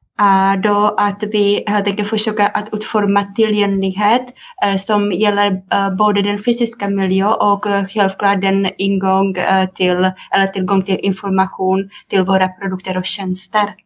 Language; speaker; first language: Swedish; non-native, fluent; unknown